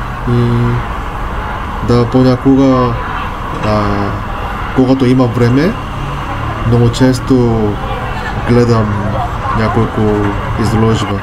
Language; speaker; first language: Bulgarian; non-native, learner; Korean